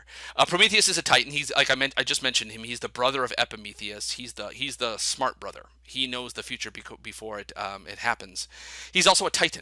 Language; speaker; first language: English; native; English